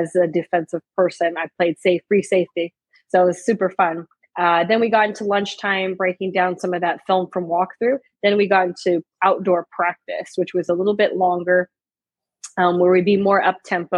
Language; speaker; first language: English; native; English